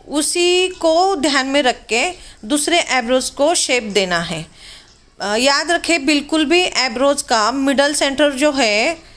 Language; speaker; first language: Hindi; non-native, local second language; Marathi